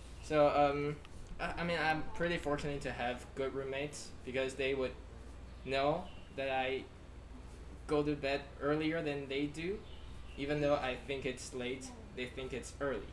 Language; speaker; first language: English; non-native, fluent; Chinese